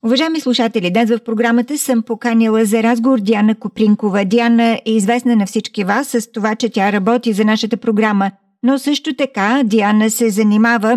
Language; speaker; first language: Bulgarian; native; Bulgarian